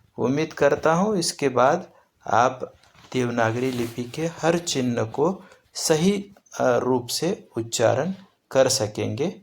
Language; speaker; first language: Hindi; non-native, local second language; Marathi